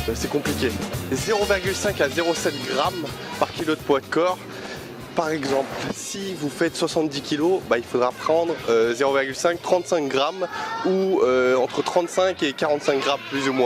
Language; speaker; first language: French; native; French